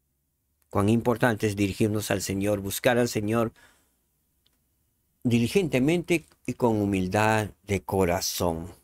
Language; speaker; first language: Spanish; native; Spanish